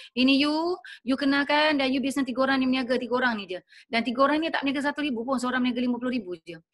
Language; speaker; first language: Malay; native; Malay